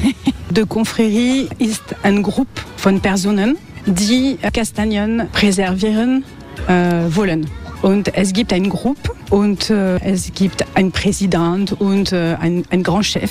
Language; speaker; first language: German; non-native, learner; French